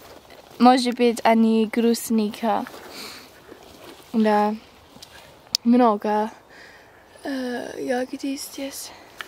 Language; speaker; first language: Russian; non-native, learner; English